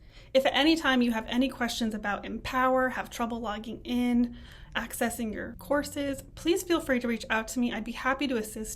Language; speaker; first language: English; native; English